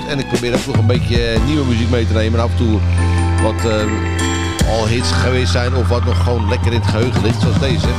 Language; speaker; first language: Dutch; native; Dutch